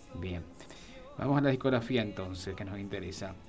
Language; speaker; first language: Spanish; native; Spanish